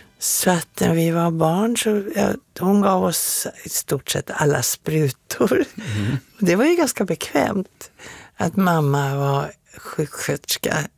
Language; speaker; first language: Swedish; early bilingual, other home language; Finnish